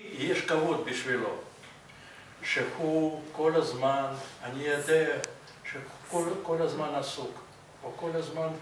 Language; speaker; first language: Hebrew; non-native, fluent; Russian